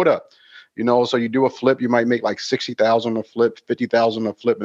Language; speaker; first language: English; native; English